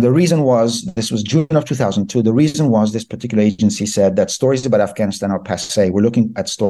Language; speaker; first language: English; non-native, fluent; Persian